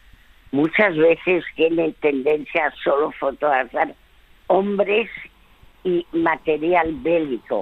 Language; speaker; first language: Spanish; early bilingual, other home language; French